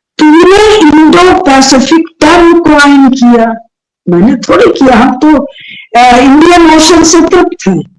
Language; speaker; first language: Hindi; native; Hindi